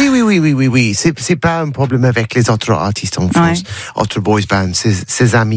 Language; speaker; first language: French; non-native, learner; English